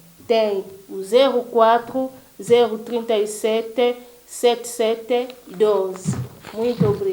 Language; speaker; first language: Portuguese; non-native, learner; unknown